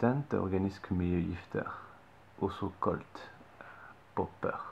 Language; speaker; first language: Norwegian; non-native, fluent; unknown